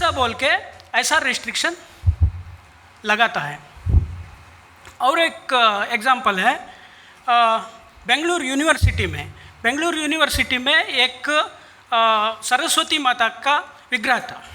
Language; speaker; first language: Hindi; non-native, local second language; Kannada